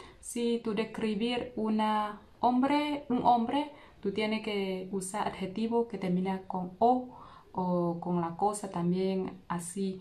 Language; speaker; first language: Spanish; non-native, learner; Vietnamese